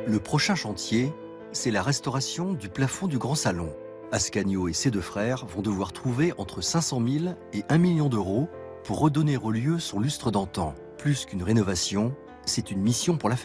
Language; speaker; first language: French; native; French